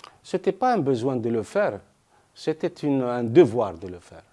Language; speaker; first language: French; non-native, local second language; Arabic